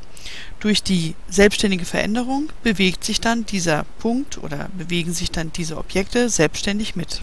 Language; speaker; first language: German; native; German